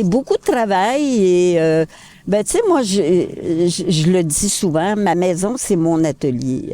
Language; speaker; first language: French; native; French